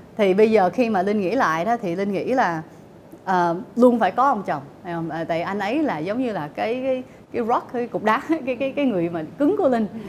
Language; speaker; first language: Vietnamese; early bilingual, heritage; Vietnamese